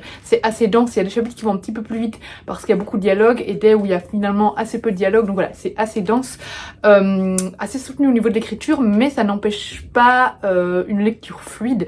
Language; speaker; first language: French; native; French